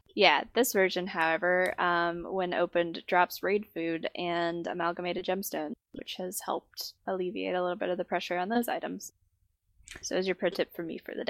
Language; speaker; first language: English; native; English